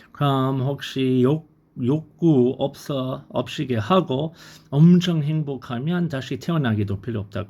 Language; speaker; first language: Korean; non-native, learner; English